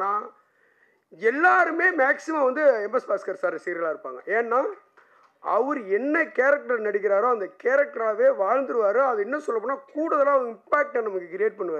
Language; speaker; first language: Tamil; native; Tamil